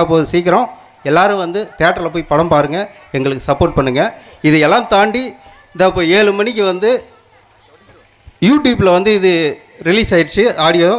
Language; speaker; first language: Tamil; native; Tamil